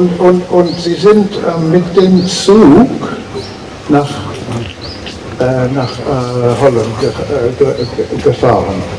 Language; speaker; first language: German; early bilingual, heritage; German